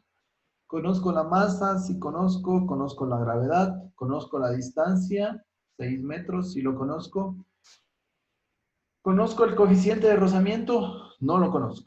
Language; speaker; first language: Spanish; native; Spanish